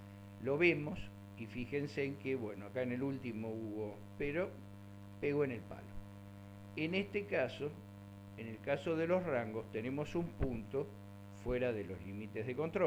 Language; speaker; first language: Spanish; native; Spanish